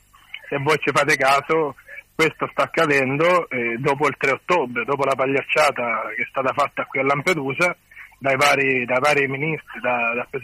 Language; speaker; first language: Italian; native; Italian